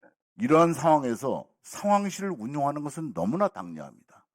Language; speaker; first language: Korean; native; Korean